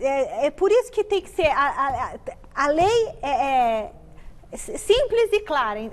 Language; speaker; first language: Portuguese; native; Portuguese